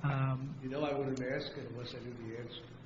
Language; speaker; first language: English; native; English